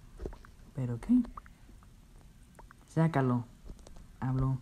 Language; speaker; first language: Spanish; early bilingual, heritage; Spanish